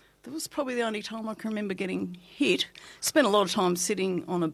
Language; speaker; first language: English; native; English